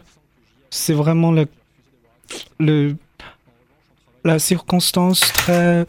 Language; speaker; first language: French; non-native, fluent; Chinese